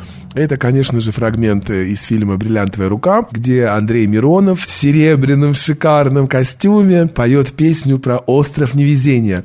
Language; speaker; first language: Russian; native; Russian